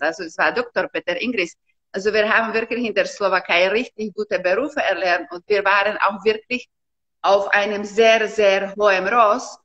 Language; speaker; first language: German; non-native, fluent; Slovak